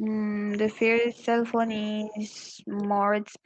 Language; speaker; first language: English; non-native, learner; Spanish